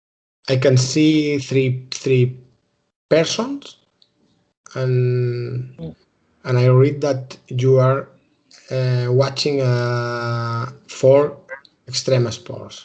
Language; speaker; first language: English; non-native, learner; Spanish